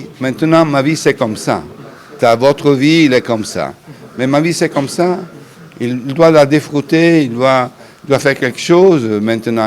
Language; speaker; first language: French; non-native, fluent; Italian